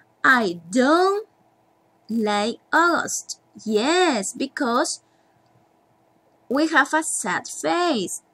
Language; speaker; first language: English; non-native, learner; Spanish